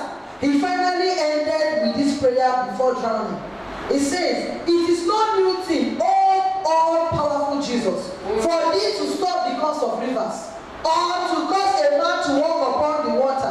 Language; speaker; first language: English; non-native, local second language; Yoruba